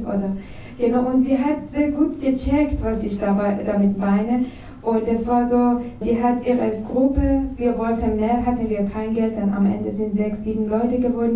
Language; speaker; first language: German; non-native, fluent; Persian